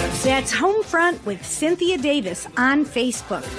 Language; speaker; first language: English; native; English